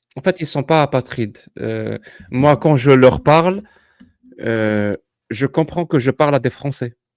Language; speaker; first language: French; non-native, local second language; Kabyle